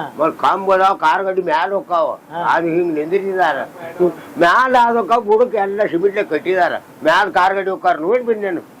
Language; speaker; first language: Kannada; native; Kannada